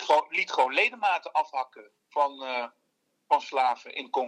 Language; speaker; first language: Dutch; early bilingual, other home language; Turkish